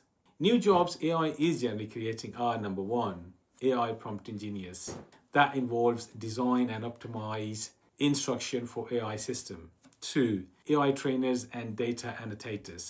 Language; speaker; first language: English; non-native, fluent; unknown